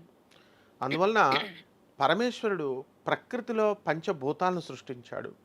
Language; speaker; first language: Telugu; native; Telugu